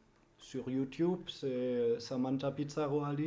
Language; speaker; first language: French; non-native, fluent; German